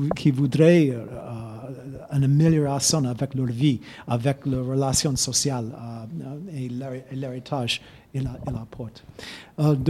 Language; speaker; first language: French; non-native, fluent; English